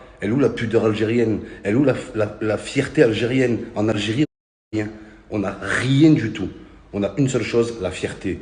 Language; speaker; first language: French; early bilingual, other home language; Arabic